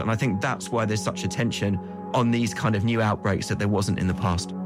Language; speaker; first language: English; native; English